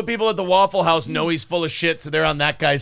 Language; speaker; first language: English; native; English